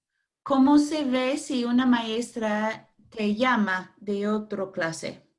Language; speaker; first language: Spanish; non-native, fluent; English